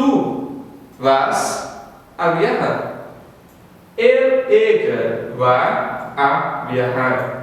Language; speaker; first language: Spanish; non-native, fluent; Portuguese